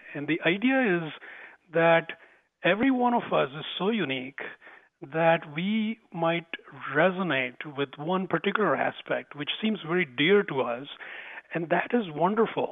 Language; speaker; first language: English; non-native, local second language; Tamil